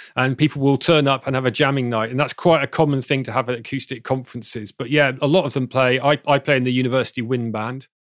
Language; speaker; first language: English; native; English